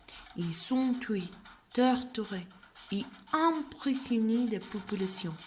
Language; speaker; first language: French; non-native, learner; Spanish